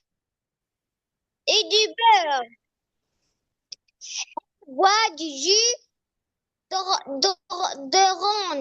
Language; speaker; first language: French; non-native, learner; Arabic